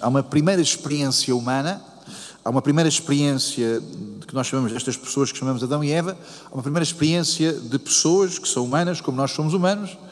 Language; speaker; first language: Portuguese; native; Portuguese